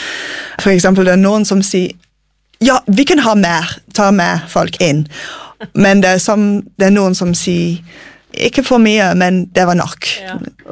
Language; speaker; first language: Norwegian; non-native, fluent; English